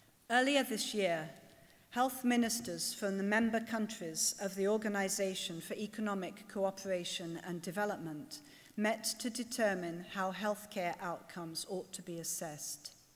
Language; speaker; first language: English; native; English